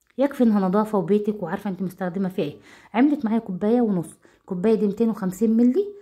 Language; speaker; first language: Arabic; native; Arabic